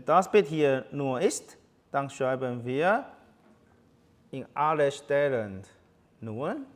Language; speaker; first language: German; non-native, learner; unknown